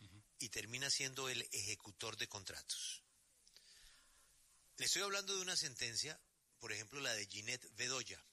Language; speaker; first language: Spanish; native; Spanish